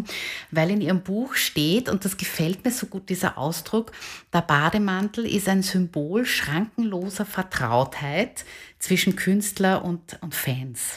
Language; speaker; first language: German; native; German